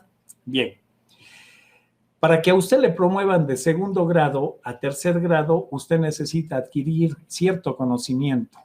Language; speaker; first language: Spanish; native; Spanish